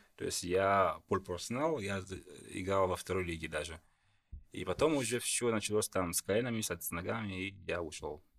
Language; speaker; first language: Russian; non-native, fluent; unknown